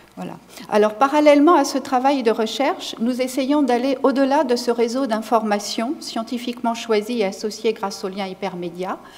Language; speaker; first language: French; native; French